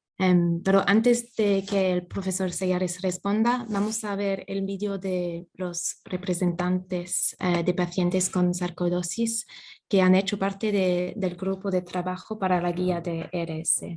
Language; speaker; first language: Spanish; non-native, fluent; English